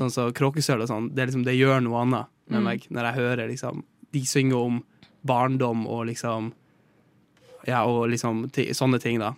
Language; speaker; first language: Norwegian; native; Norwegian